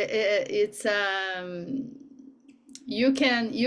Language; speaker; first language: English; non-native, learner; Portuguese